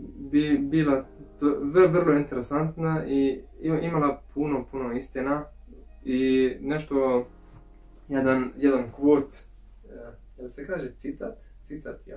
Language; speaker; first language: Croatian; early bilingual, heritage; English